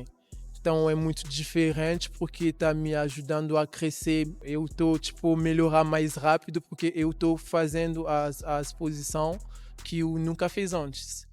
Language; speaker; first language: Portuguese; non-native, learner; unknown